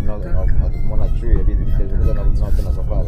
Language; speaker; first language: English; non-native, local second language; Swahili